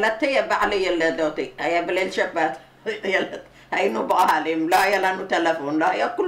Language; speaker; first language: Hebrew; non-native, learner; Arabic